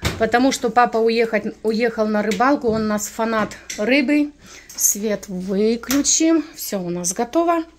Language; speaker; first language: Russian; non-native, local second language; Ukrainian